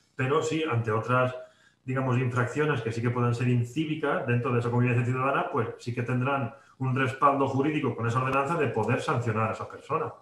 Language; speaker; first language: Spanish; non-native, local second language; Catalan